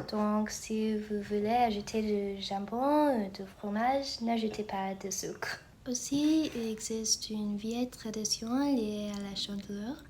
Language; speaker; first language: French; non-native, fluent; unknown